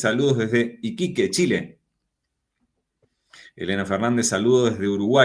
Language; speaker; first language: Spanish; native; Spanish